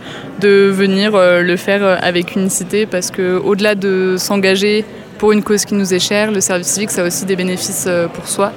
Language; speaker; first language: French; native; French